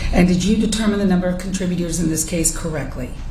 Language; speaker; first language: English; native; English